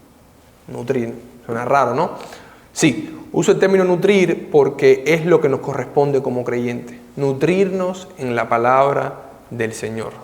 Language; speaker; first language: Spanish; native; Spanish